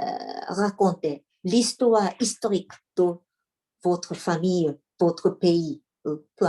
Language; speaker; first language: French; non-native, learner; Japanese